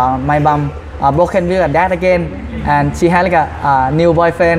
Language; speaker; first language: English; non-native, learner; Thai